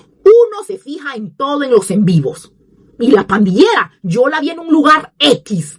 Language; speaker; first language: Spanish; native; Spanish